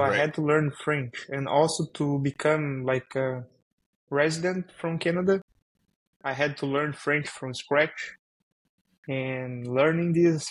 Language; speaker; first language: English; non-native, fluent; Portuguese